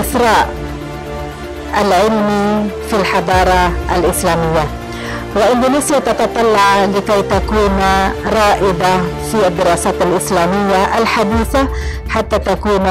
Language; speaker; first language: Arabic; non-native, fluent; Indonesian